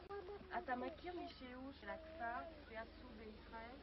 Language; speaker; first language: Hebrew; non-native, learner; French